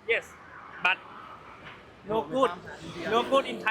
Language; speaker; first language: English; non-native, learner; Thai